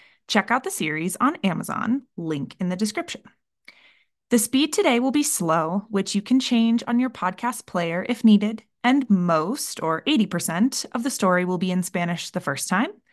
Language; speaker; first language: English; native; English